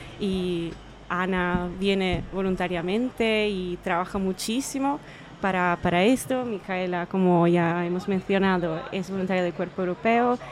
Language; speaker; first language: Spanish; non-native, fluent; Italian